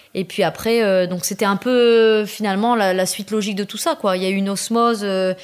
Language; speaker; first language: French; native; French